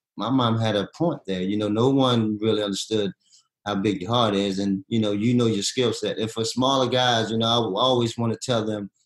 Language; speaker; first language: English; native; English